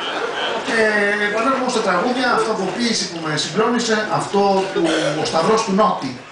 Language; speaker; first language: Greek; native; Greek